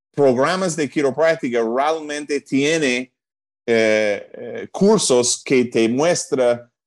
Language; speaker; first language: Spanish; non-native, fluent; English